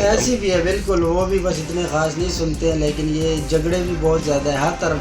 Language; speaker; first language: Hindi; non-native, local second language; Pashto